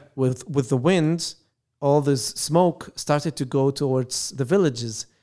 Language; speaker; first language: English; non-native, fluent; Arabic